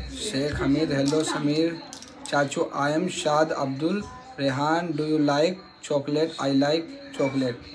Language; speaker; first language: Hindi; native; Hindi